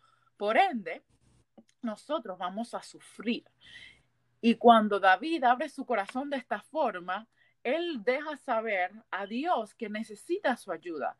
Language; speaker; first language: Spanish; early bilingual, heritage; Spanish